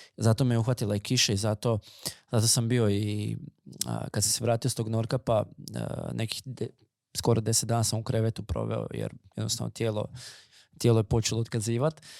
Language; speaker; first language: Croatian; native; Croatian